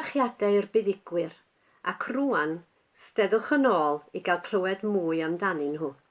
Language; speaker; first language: Welsh; native; Welsh